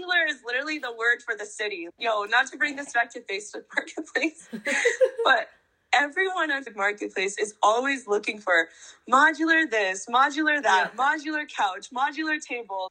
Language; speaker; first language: English; native; English